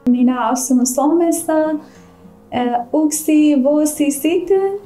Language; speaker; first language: Finnish; non-native, learner; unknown